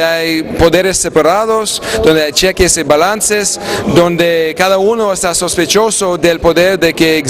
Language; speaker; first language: Spanish; non-native, fluent; English